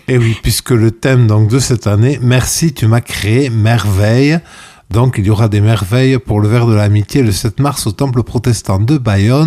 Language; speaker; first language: French; native; French